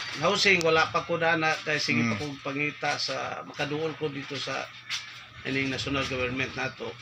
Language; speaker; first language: Cebuano; non-native, local second language; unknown